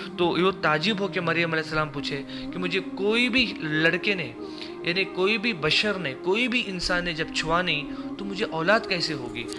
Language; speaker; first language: Urdu; native; Urdu